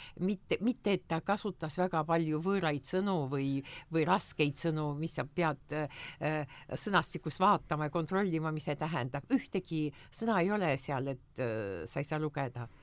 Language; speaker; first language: Estonian; non-native, local second language; Russian